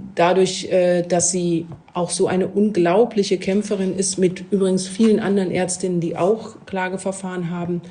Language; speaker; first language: German; native; German